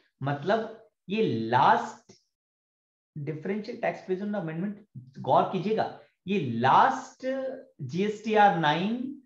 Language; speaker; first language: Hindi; native; Hindi